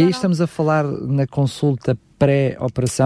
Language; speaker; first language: Portuguese; native; Portuguese